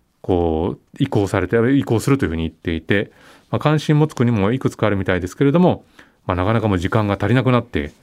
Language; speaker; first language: Japanese; native; Japanese